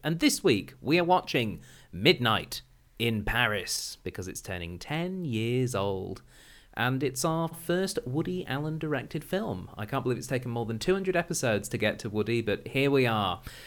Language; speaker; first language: English; native; English